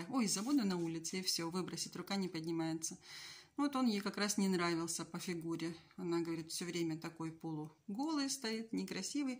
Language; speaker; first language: Russian; native; Russian